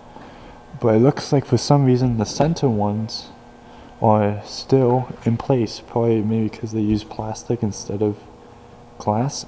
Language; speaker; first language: English; native; English